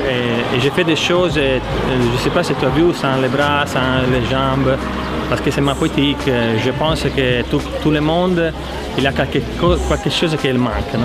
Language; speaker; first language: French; non-native, learner; Italian